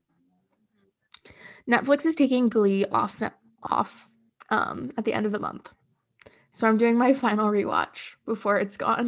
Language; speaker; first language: English; native; English